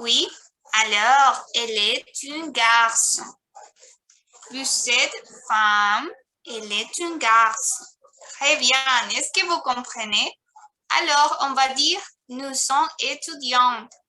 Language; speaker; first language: French; non-native, learner; Spanish